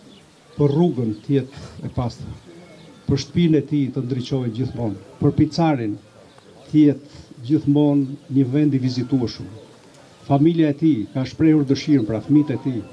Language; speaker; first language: Albanian; native; Albanian